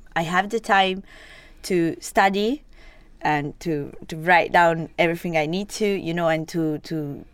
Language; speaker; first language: English; non-native, fluent; Italian